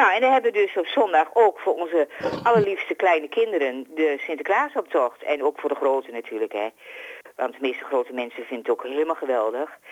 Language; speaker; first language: Dutch; native; Dutch